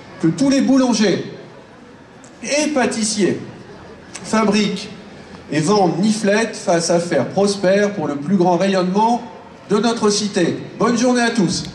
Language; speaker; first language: French; native; French